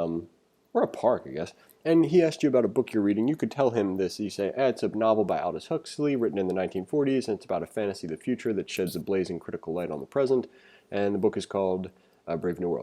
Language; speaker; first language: English; native; English